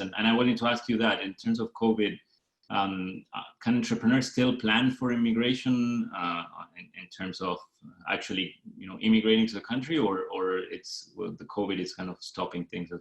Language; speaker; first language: English; non-native, fluent; Spanish